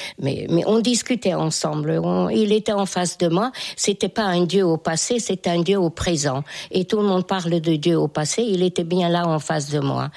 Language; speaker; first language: French; non-native, fluent; Hungarian